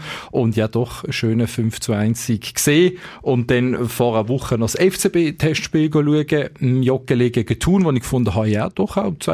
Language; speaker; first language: German; native; German